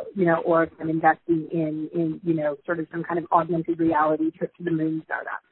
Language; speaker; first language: English; native; English